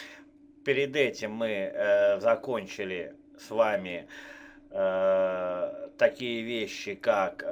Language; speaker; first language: Russian; native; Russian